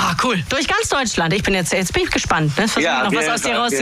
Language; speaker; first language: German; native; German